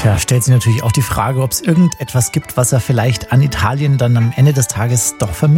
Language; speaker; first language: German; native; German